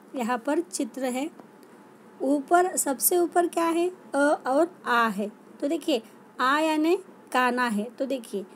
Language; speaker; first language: Hindi; non-native, local second language; Marathi